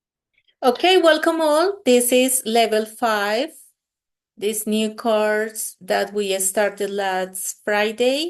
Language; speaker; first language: English; non-native, fluent; Spanish